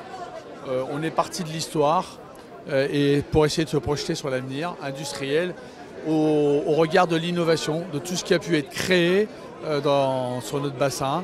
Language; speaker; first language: French; native; French